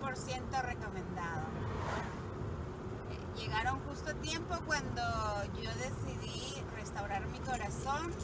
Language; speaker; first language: Spanish; early bilingual, heritage; Spanish